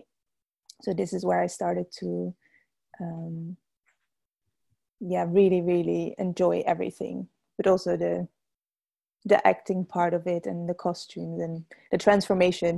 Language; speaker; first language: English; non-native, fluent; Dutch